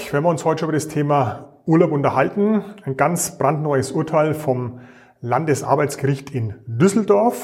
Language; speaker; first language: German; native; German